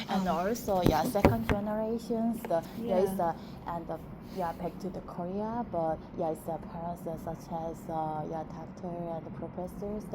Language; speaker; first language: English; non-native, learner; Korean